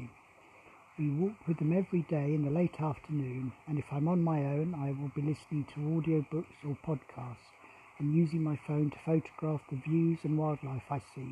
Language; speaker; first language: English; native; English